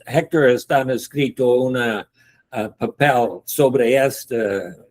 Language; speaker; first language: Spanish; non-native, learner; English